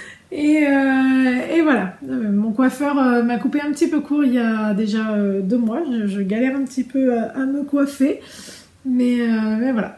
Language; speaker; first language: French; native; French